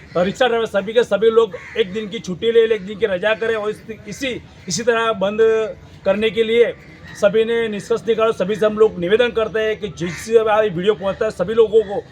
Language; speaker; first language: Hindi; non-native, local second language; Gujarati